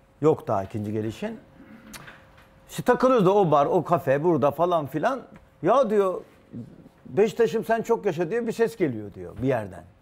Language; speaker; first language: Turkish; native; Turkish